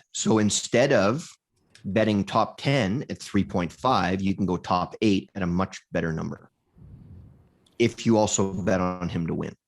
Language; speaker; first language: English; native; English